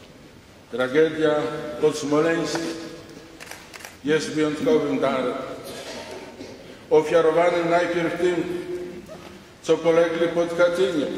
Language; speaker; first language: Polish; native; Polish